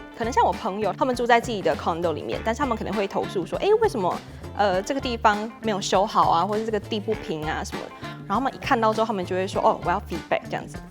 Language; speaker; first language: Chinese; native; Chinese